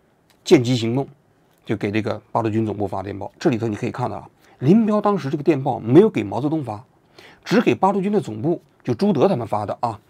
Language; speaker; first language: Chinese; native; Chinese